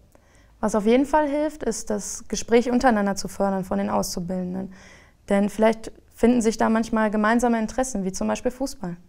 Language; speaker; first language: German; native; German